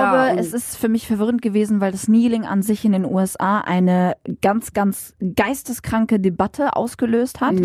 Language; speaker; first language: German; early bilingual, other home language; Arabic